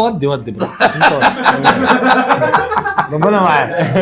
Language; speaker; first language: Arabic; native; Arabic